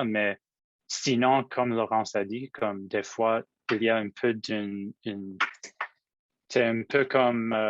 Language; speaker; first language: French; non-native, local second language; English